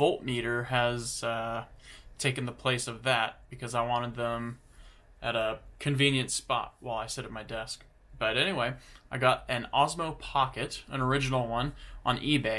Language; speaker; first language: English; native; English